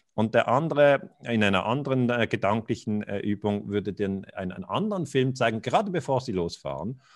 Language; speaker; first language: German; native; German